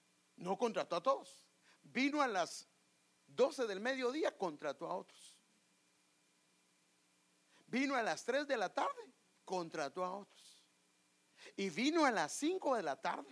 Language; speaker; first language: Spanish; native; Spanish